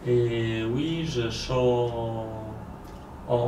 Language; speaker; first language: French; non-native, learner; Polish